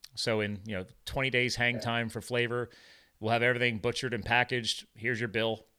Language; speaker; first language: English; native; English